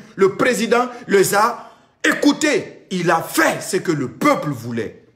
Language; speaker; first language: French; non-native, local second language; Susu